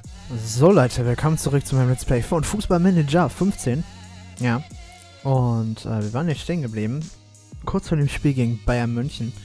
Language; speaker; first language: German; native; German